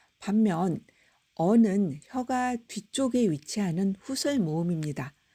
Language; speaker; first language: Korean; native; Korean